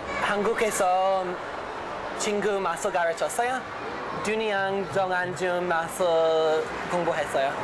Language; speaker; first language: Korean; non-native, learner; English